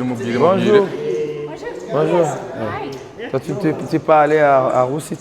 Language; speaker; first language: French; non-native, local second language; Rundi